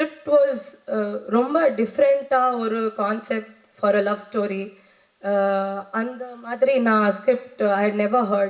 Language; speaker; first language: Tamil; non-native, learner; Kannada